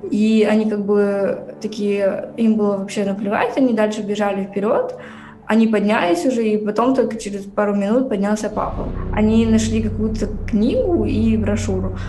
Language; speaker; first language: Russian; native; Russian